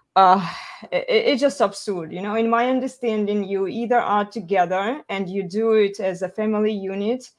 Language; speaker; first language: English; non-native, fluent; Russian